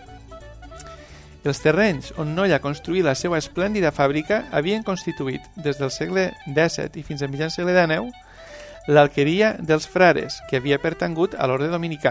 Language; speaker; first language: Catalan; native; Catalan